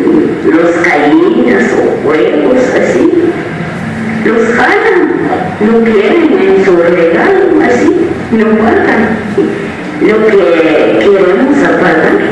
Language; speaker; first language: Spanish; non-native, local second language; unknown